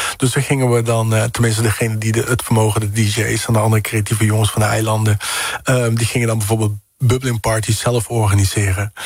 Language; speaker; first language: Dutch; early bilingual, other home language; Papiamento